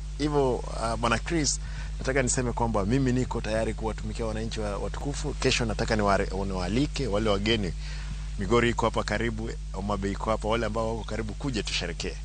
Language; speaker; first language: Swahili; non-native, local second language; Gusii